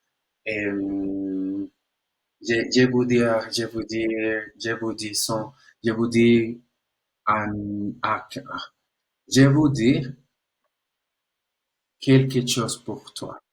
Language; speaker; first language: French; non-native, learner; Spanish